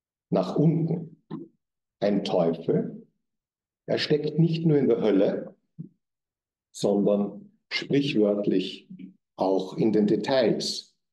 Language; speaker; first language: German; native; German